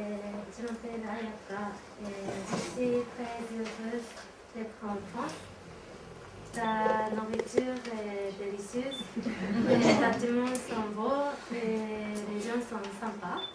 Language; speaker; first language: French; non-native, learner; Japanese